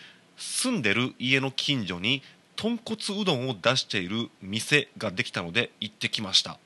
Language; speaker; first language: Japanese; native; Japanese